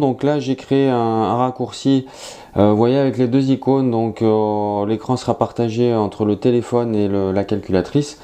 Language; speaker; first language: French; native; French